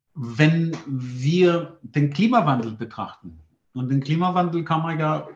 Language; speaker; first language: German; non-native, fluent; Greek